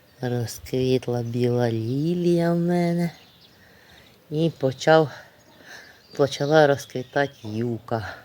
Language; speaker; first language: Ukrainian; native; Ukrainian